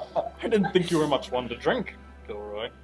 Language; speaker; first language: English; native; English